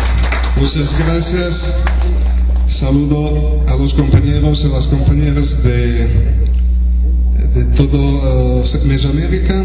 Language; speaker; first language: Spanish; non-native, learner; Italian